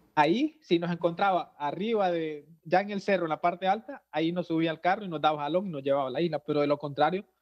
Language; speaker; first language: Spanish; native; Spanish